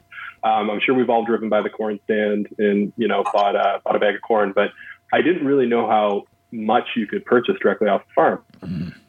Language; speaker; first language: English; native; English